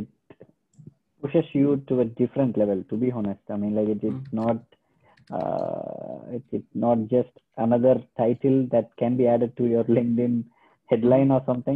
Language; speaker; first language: English; non-native, local second language; Tamil